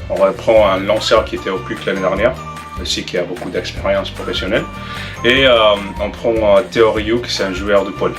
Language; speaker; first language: French; non-native, fluent; Spanish